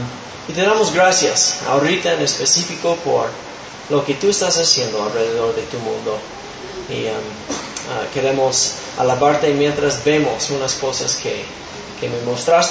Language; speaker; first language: Spanish; non-native, fluent; English